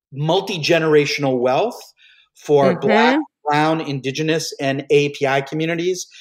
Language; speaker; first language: English; early bilingual, other home language; Hindi